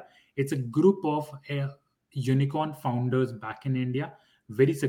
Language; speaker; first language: English; non-native, local second language; Hindi